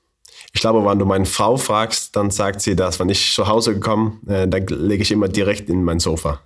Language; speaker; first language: German; non-native, learner; Faroese